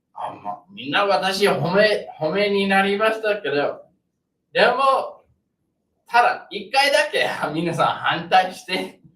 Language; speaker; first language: Japanese; non-native, learner; English